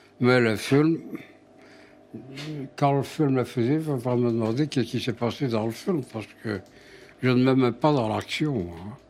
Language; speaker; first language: French; native; French